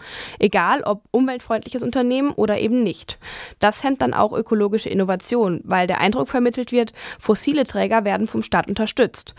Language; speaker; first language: German; native; German